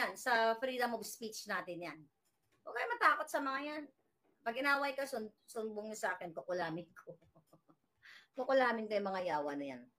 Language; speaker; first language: Filipino; native; Filipino